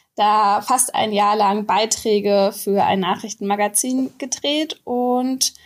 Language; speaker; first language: German; native; German